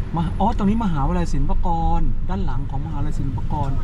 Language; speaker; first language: Thai; native; Thai